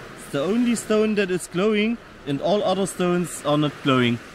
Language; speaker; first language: English; non-native, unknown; German